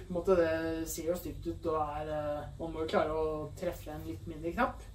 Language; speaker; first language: Norwegian; native; Norwegian